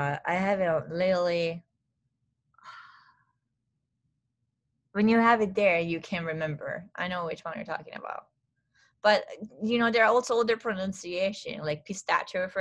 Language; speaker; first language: English; non-native, fluent; Italian